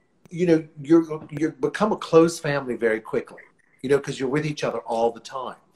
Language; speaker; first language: English; native; English